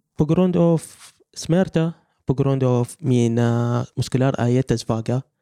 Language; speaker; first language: Swedish; non-native, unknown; Arabic